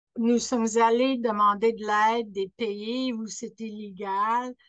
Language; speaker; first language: French; non-native, fluent; English